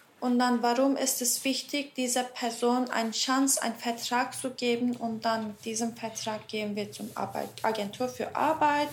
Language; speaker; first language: German; non-native, fluent; Turkish